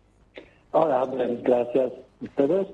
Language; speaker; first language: Spanish; non-native, learner; Polish